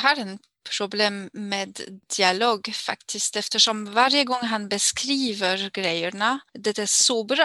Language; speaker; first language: Swedish; non-native, fluent; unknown